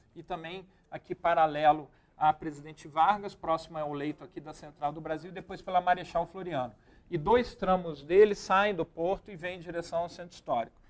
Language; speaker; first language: Portuguese; native; Portuguese